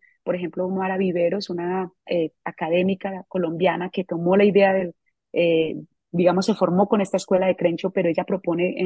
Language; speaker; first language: Spanish; native; Spanish